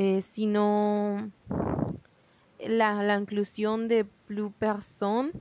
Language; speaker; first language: French; non-native, learner; Spanish